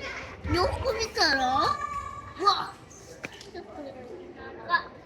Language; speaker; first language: Japanese; native; Japanese